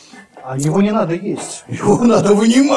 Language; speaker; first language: Russian; native; Russian